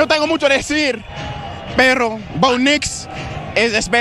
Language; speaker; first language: Spanish; non-native, learner; English